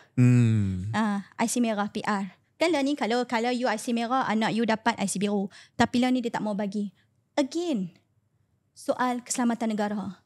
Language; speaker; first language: Malay; native; Malay